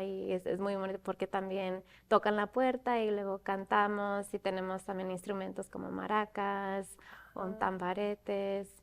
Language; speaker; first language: Spanish; early bilingual, other home language; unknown